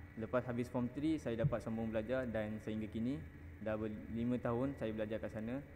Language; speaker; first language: Malay; non-native, local second language; Tamil